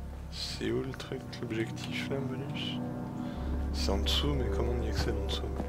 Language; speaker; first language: French; native; French